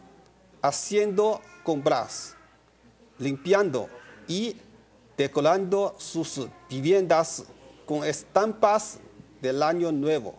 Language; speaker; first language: Spanish; non-native, learner; Chinese